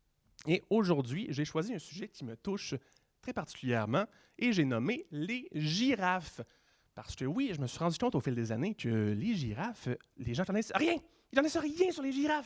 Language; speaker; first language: French; native; French